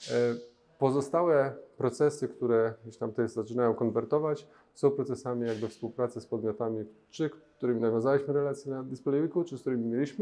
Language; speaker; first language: Polish; native; Polish